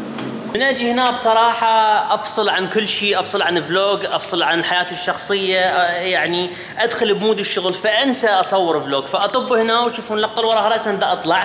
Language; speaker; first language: Arabic; native; Arabic